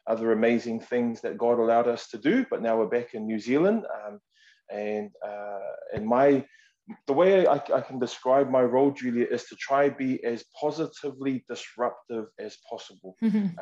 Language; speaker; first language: English; native; English